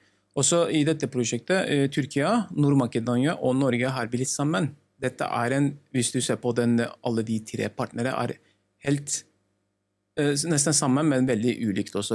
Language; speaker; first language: Norwegian; non-native, learner; Turkish